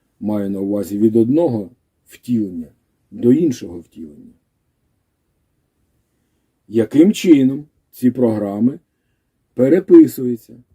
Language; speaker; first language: Ukrainian; native; Ukrainian